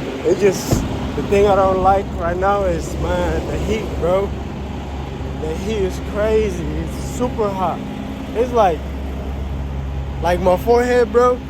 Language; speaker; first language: English; native; English